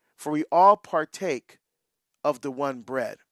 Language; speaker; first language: English; native; English